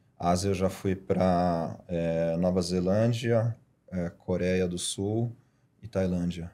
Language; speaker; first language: Portuguese; early bilingual, other home language; German